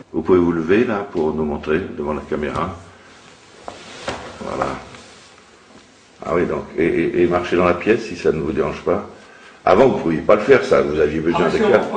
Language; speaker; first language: French; native; French